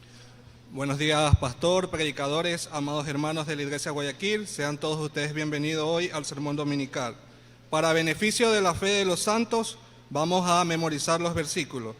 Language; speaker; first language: Spanish; native; Spanish